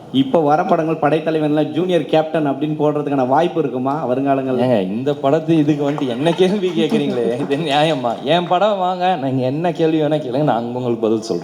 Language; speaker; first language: Tamil; native; Tamil